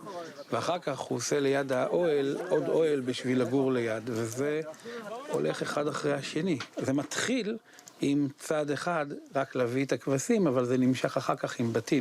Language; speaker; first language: Hebrew; non-native, fluent; Arabic